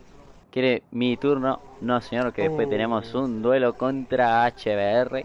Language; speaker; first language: Spanish; native; Spanish